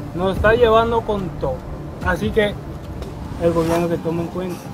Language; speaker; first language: Spanish; non-native, learner; Haitian Creole